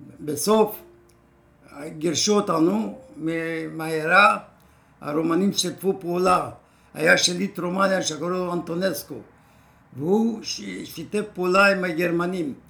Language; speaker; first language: Hebrew; non-native, fluent; Romanian